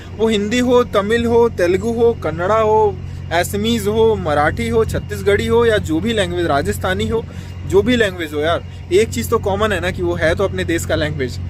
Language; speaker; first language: Hindi; non-native, local second language; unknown